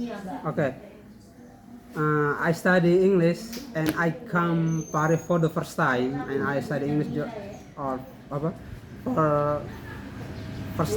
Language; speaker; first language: English; non-native, learner; Indonesian